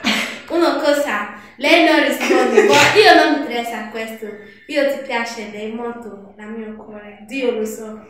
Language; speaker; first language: Italian; non-native, learner; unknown